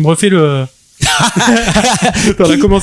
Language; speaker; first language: French; native; French